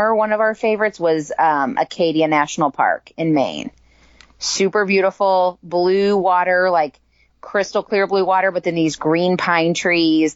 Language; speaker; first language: English; native; English